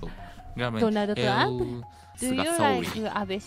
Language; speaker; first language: English; non-native, learner; Japanese